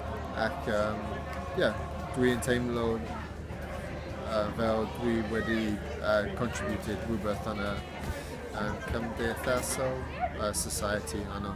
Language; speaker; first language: Welsh; non-native, learner; English